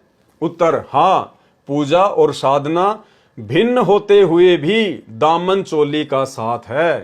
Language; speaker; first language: Hindi; native; Hindi